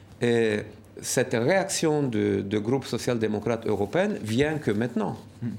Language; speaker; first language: French; non-native, fluent; Romanian